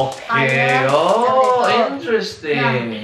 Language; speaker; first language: English; non-native, fluent; Indonesian